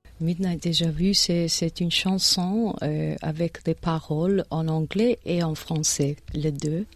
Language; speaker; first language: French; non-native, fluent; English